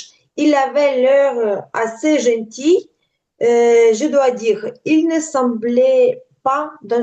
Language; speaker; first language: French; non-native, learner; Ukrainian